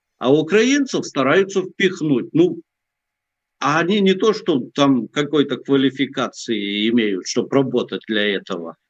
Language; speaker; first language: Russian; native; Russian